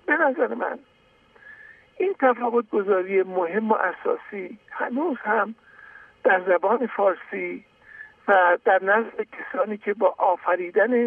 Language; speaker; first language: Persian; native; Persian